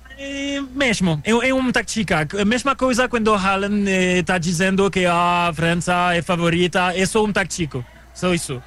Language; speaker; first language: Portuguese; non-native, fluent; French